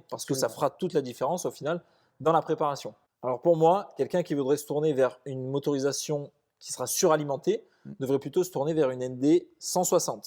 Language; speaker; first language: French; native; French